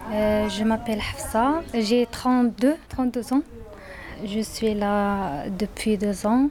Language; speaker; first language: French; non-native, learner; Berber languages